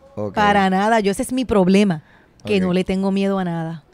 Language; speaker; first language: Spanish; native; Spanish